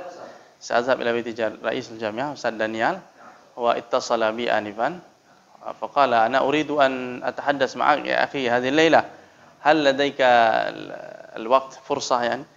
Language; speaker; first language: Arabic; non-native, fluent; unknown